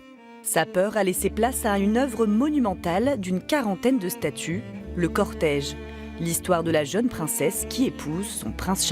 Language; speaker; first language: French; native; French